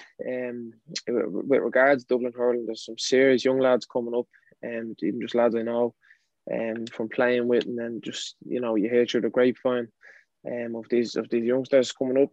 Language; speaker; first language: English; native; English